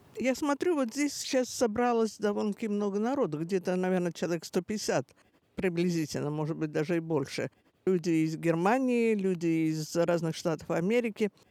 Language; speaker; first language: Russian; native; Russian